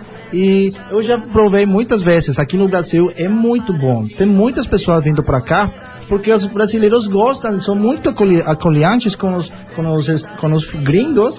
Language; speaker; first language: Portuguese; non-native, fluent; Spanish